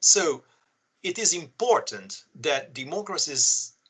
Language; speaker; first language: English; non-native, fluent; Italian